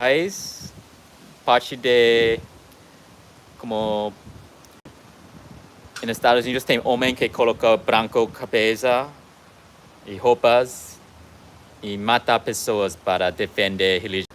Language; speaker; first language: Portuguese; non-native, learner; English